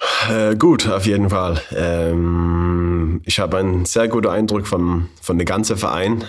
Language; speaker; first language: German; non-native, learner; Faroese